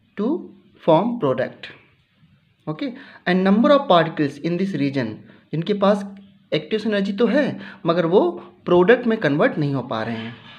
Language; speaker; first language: Hindi; native; Hindi